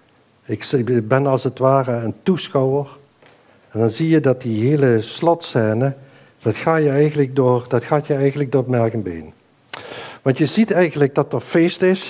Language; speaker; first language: Dutch; native; Dutch